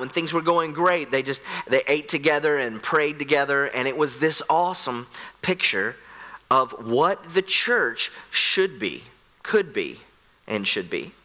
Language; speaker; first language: English; native; English